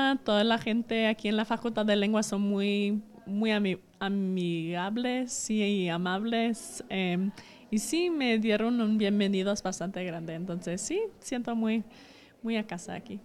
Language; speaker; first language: Spanish; non-native, fluent; English